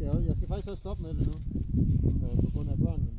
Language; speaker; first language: Danish; native; Danish